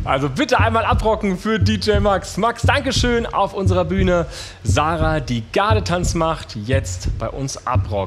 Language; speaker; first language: German; native; German